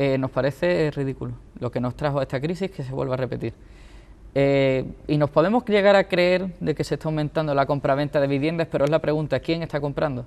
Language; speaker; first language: Spanish; native; Spanish